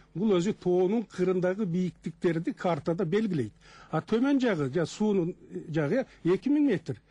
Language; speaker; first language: Kyrgyz; native; Kyrgyz